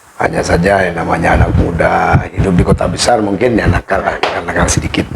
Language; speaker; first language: Indonesian; non-native, local second language; Madurese